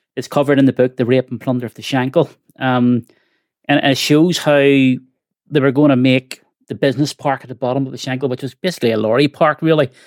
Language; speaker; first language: English; native; English